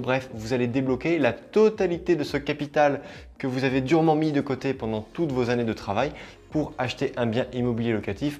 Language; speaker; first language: French; native; French